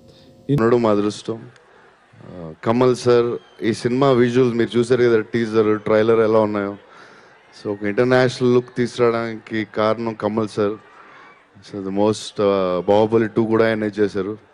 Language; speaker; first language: Telugu; native; Telugu